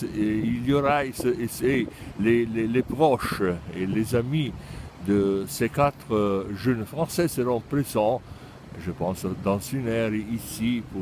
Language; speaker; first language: French; non-native, fluent; Italian